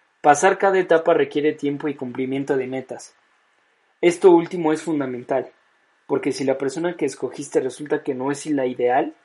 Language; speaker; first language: Spanish; native; Spanish